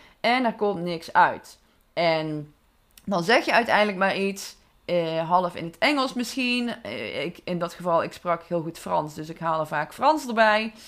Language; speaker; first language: Dutch; native; Dutch